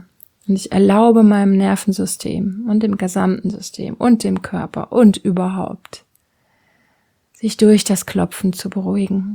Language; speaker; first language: German; native; German